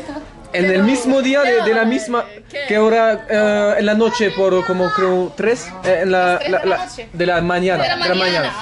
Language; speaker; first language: Spanish; non-native, learner; French